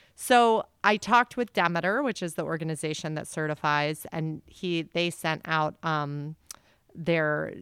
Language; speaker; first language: English; native; English